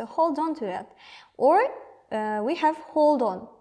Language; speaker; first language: English; non-native, fluent; Kazakh